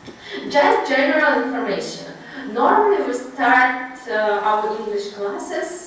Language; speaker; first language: English; non-native, learner; Russian